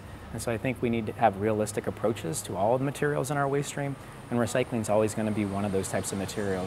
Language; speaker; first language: English; native; English